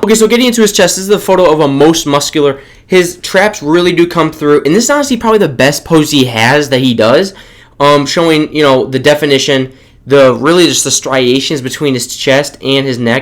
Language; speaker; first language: English; native; English